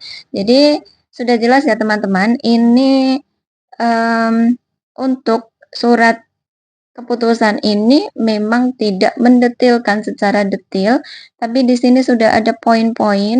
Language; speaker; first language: Indonesian; native; Indonesian